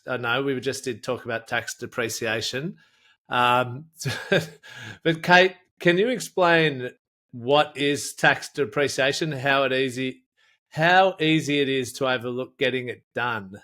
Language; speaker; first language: English; native; English